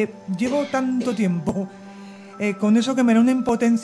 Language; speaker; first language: Spanish; native; Spanish